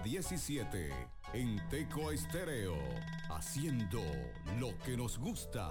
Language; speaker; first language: Spanish; native; Spanish